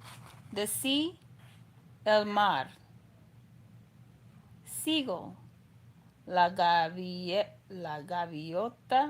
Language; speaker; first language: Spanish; non-native, learner; English